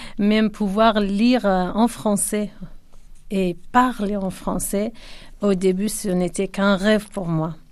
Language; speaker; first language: French; non-native, fluent; Kurdish